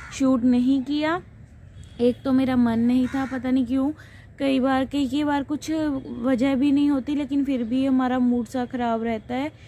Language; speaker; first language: Hindi; non-native, local second language; Punjabi